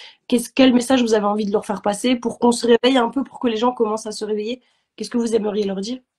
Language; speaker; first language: French; non-native, learner; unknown